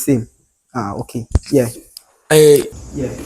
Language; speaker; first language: English; non-native, learner; French